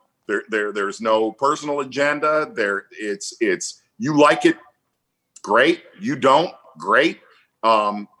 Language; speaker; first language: English; native; English